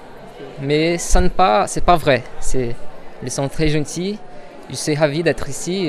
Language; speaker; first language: French; non-native, learner; Portuguese